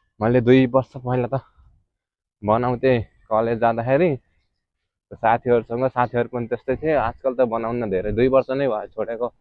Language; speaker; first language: Nepali; native; Nepali